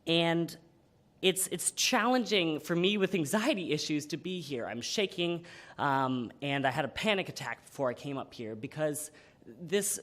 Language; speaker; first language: English; native; English